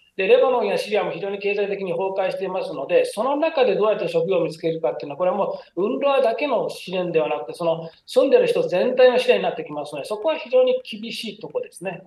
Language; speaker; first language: Japanese; native; Japanese